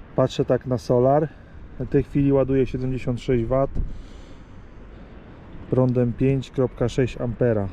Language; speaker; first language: Polish; native; Polish